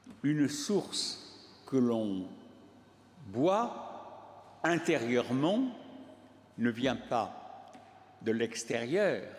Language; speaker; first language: French; native; French